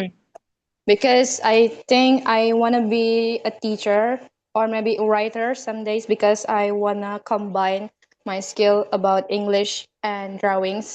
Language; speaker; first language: English; non-native, learner; Indonesian